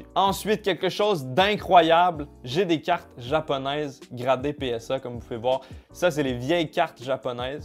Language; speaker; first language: French; native; French